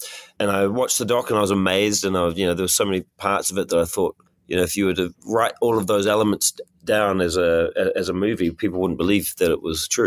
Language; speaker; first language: English; native; English